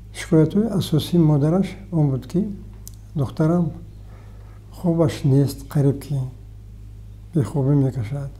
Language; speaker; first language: Tajik; native; Tajik